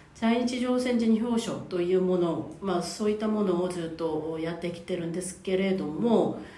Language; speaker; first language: Japanese; non-native, fluent; Korean